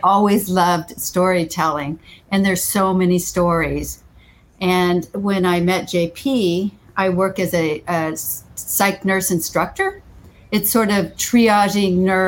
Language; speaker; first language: English; native; English